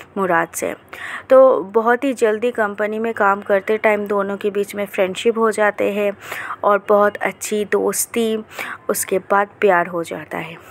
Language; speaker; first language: Hindi; non-native, local second language; Bangla